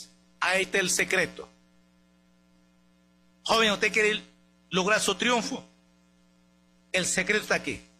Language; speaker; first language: Spanish; native; Spanish